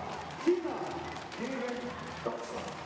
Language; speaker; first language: German; native; German